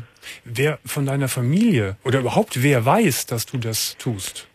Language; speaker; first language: German; native; German